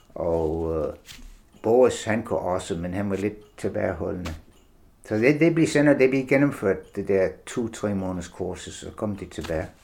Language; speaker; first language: Danish; non-native, fluent; English